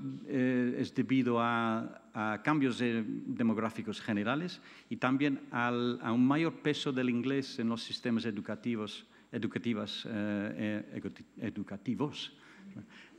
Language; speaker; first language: Spanish; non-native, fluent; English